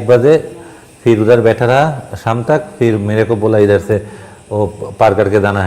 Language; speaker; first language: Hindi; non-native, learner; Bangla